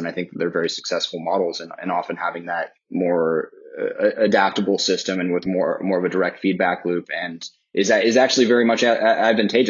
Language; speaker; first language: English; native; English